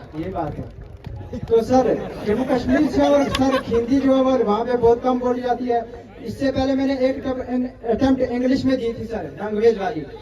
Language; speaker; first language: Hindi; non-native, local second language; Punjabi